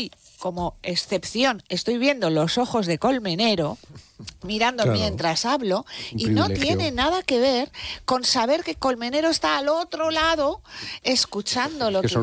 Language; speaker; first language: Spanish; native; Spanish